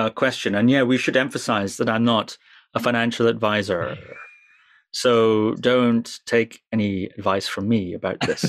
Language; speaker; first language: English; native; English